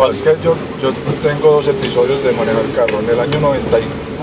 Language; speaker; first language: Spanish; native; Spanish